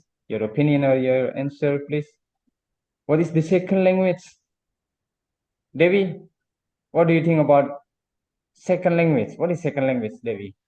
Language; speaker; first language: English; non-native, fluent; Indonesian